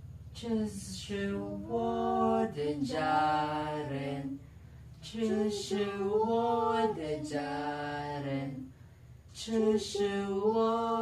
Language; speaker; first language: Chinese; non-native, learner; Cebuano